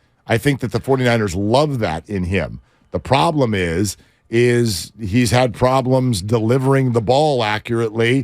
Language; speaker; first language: English; native; English